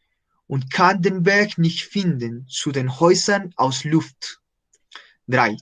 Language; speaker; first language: German; non-native, fluent; Spanish